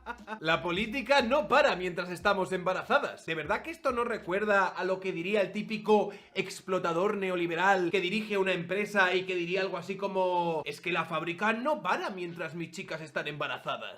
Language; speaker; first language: Spanish; native; Spanish